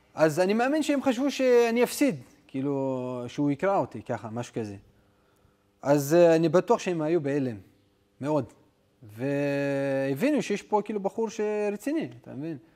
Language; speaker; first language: Hebrew; non-native, local second language; Adyghe